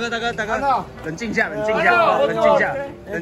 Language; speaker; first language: Chinese; native; Chinese